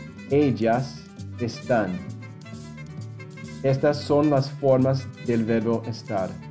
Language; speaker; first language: Spanish; non-native, fluent; English